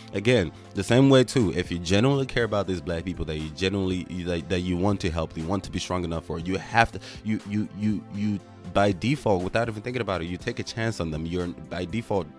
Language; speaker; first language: English; non-native, local second language; Igbo